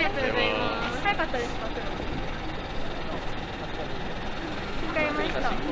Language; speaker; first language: Japanese; native; Japanese